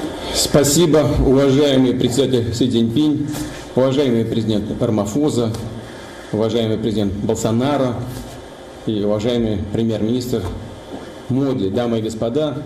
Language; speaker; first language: Russian; native; Russian